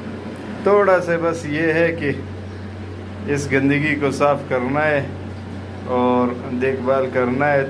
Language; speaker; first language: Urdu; non-native, local second language; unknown